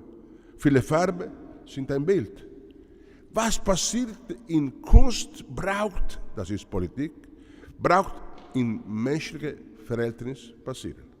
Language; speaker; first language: German; non-native, learner; Italian